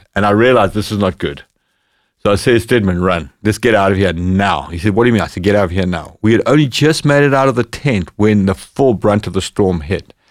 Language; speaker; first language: English; native; English